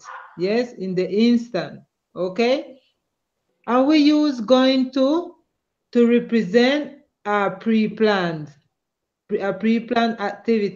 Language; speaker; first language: English; non-native, learner; Spanish